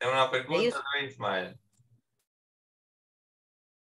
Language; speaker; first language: Portuguese; non-native, learner; Italian